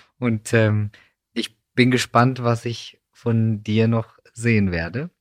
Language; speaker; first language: German; native; German